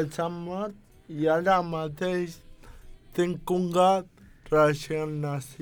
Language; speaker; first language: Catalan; non-native, local second language; Spanish